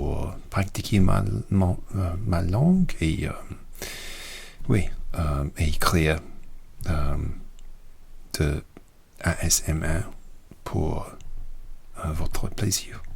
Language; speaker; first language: French; non-native, learner; English